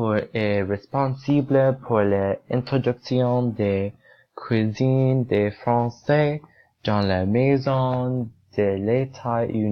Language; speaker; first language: French; non-native, learner; English